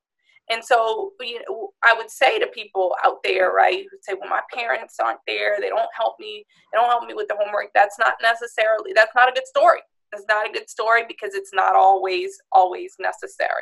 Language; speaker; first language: English; native; English